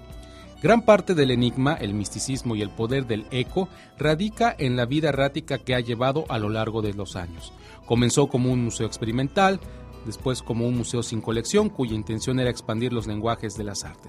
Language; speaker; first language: Spanish; native; Spanish